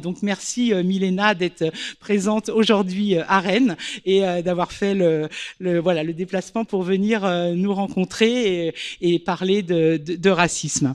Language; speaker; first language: French; native; French